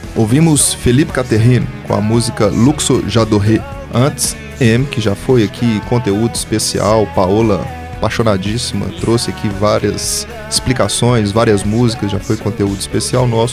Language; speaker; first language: Portuguese; native; Portuguese